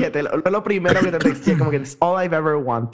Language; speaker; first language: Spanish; native; Spanish